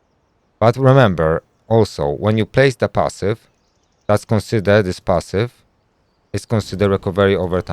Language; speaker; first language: English; non-native, fluent; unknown